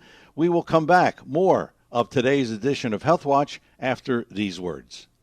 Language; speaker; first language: English; native; English